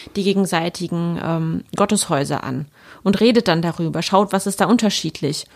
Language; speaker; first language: German; native; German